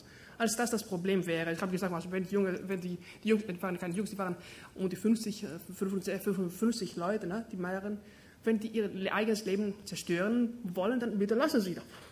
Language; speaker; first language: German; non-native, fluent; Greek